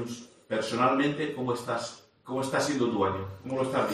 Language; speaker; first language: Spanish; native; Spanish